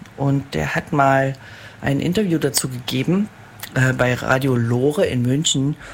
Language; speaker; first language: German; native; German